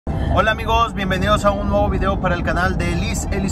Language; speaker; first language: Spanish; native; Spanish